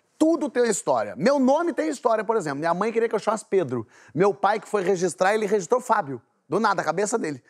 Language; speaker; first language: Portuguese; native; Portuguese